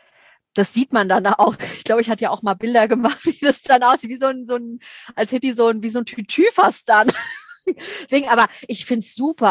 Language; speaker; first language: German; native; German